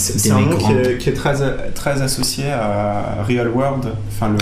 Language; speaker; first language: French; native; French